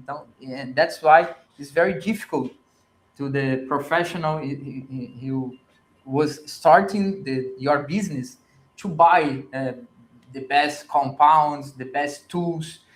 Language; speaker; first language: English; non-native, learner; Portuguese